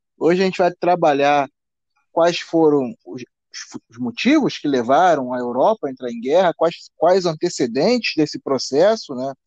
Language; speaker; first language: Portuguese; native; Portuguese